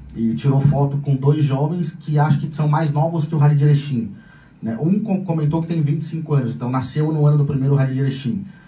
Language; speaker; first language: Portuguese; native; Portuguese